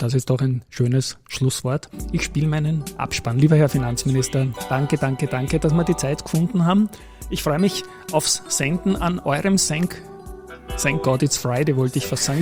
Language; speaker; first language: German; native; German